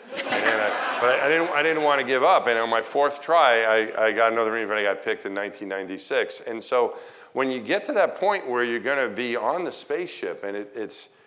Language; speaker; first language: English; native; English